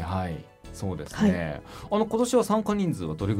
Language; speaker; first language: Japanese; native; Japanese